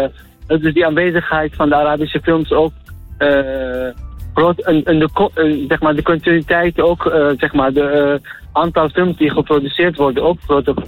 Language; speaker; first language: Dutch; non-native, fluent; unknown